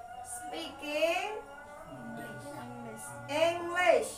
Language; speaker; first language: English; non-native, learner; Indonesian